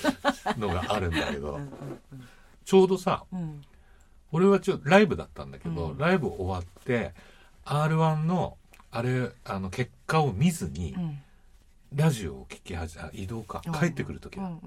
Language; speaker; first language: Japanese; native; Japanese